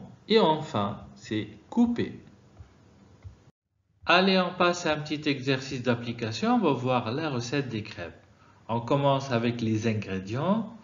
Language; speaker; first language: French; non-native, fluent; Arabic